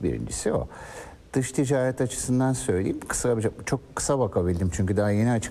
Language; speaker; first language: Turkish; native; Turkish